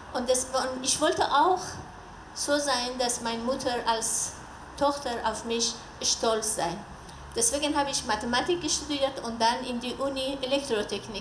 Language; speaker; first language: German; non-native, learner; Persian